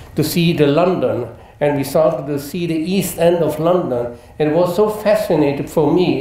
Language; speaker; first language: English; non-native, fluent; German